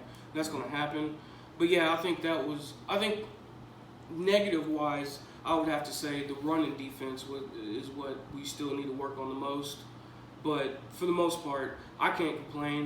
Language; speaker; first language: English; native; English